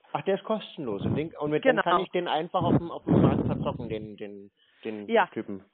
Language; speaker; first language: German; native; German